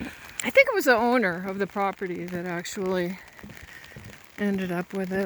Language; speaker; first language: English; native; English